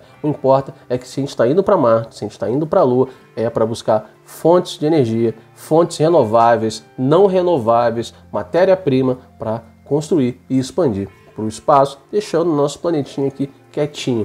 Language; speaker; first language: Portuguese; native; Portuguese